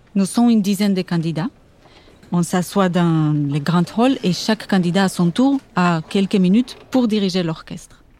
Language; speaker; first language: French; non-native, fluent; Portuguese